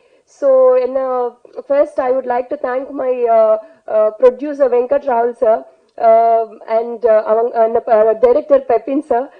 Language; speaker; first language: Tamil; non-native, learner; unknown